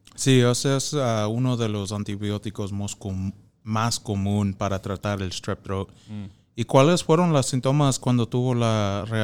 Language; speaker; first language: Spanish; non-native, fluent; English